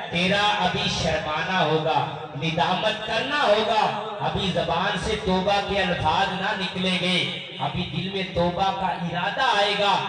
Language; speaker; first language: Urdu; non-native, local second language; Punjabi